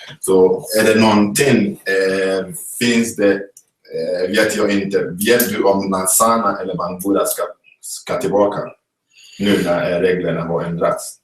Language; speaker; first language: Swedish; non-native, fluent; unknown